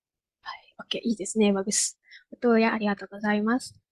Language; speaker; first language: Japanese; non-native, fluent; Indonesian